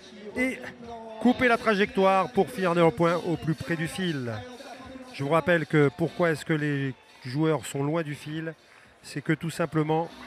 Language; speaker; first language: French; native; French